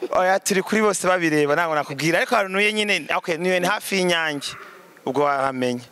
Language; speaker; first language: Kinyarwanda; early bilingual, heritage; Kinyarwanda